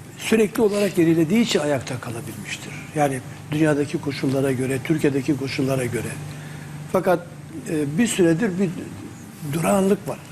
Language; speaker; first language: Turkish; native; Turkish